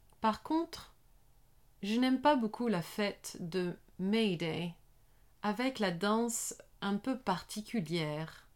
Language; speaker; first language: French; non-native, learner; English